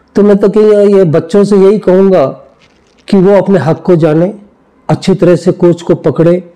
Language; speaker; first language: Hindi; native; Hindi